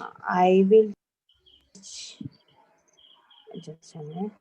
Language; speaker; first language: English; non-native, learner; Malayalam